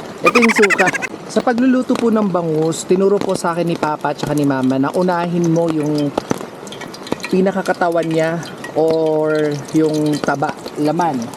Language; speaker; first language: Filipino; non-native, local second language; Pangasinan